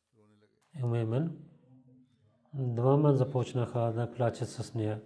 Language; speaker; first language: Bulgarian; non-native, learner; Urdu